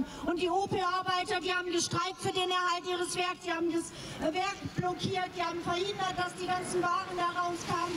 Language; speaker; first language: German; native; German